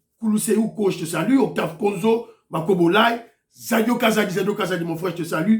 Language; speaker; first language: French; non-native, local second language; Lingala